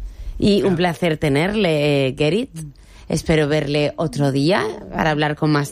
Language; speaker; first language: Spanish; native; Spanish